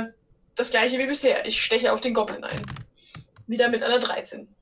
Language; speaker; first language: German; native; German